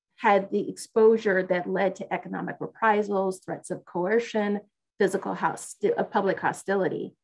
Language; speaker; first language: English; native; English